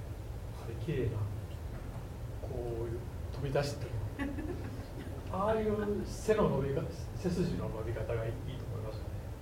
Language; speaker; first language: Japanese; native; Japanese